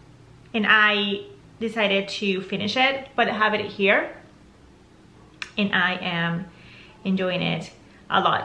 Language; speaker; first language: English; non-native, fluent; Spanish